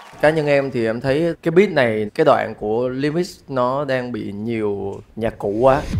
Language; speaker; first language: Vietnamese; native; Vietnamese